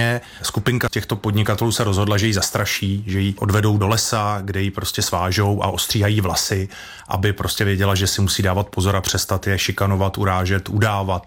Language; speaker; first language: Czech; native; Czech